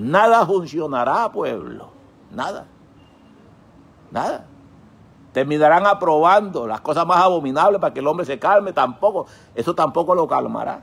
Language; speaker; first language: Spanish; native; Spanish